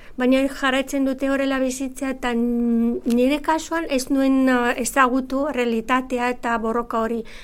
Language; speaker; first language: Basque; non-native, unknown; Bulgarian